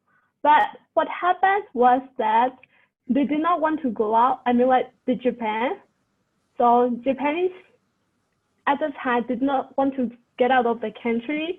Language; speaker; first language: English; non-native, fluent; Burmese